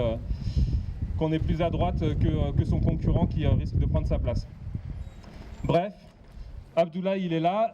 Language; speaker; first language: French; native; French